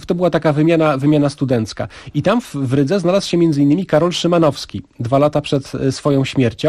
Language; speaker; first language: Polish; native; Polish